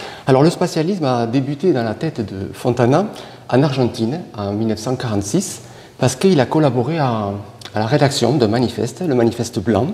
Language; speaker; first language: French; native; French